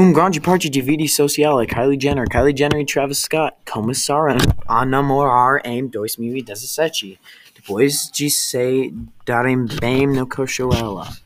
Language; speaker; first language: Portuguese; non-native, learner; English